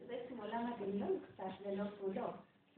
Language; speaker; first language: Hebrew; non-native, learner; English